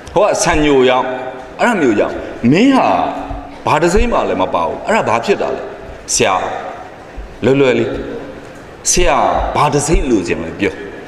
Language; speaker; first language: Burmese; native; Burmese